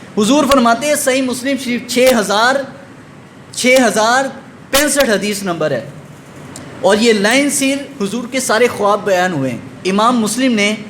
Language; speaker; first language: Urdu; non-native, local second language; Punjabi